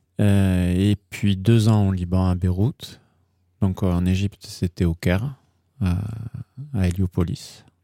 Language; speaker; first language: French; early bilingual, heritage; German